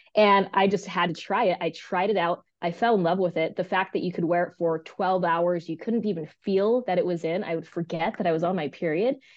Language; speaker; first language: English; early bilingual, other home language; Spanish